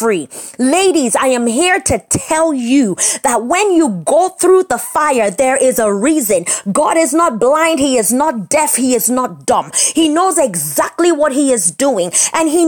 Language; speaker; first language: English; native; English